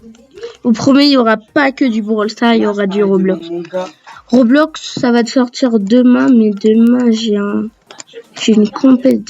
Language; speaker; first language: French; native; French